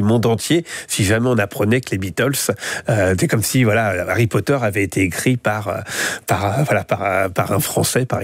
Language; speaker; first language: French; native; French